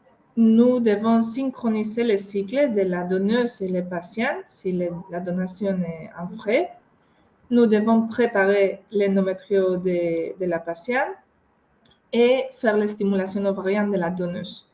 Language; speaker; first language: French; non-native, fluent; Spanish